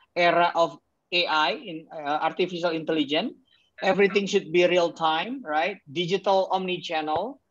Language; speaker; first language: English; non-native, fluent; Indonesian